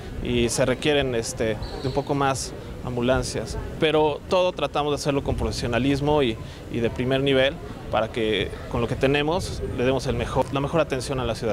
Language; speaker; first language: Spanish; native; Spanish